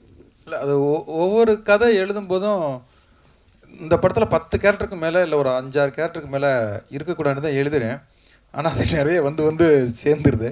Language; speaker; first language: Tamil; native; Tamil